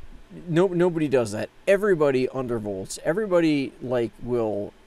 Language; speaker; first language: English; native; English